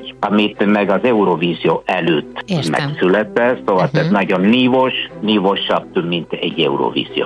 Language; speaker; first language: Hungarian; non-native, fluent; Italian